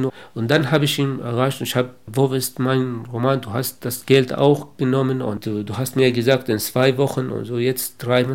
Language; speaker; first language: German; non-native, local second language; Kurdish